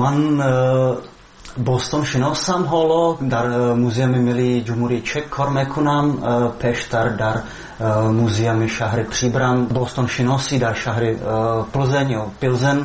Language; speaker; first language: Persian; non-native, fluent; Slovak